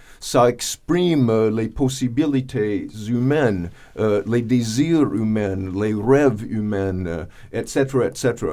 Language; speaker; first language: French; non-native, fluent; English